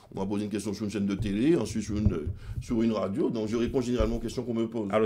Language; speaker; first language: French; native; French